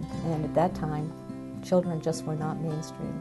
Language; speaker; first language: English; native; English